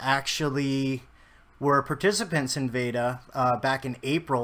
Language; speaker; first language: English; native; English